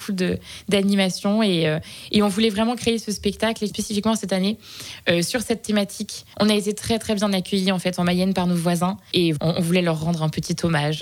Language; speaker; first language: French; native; French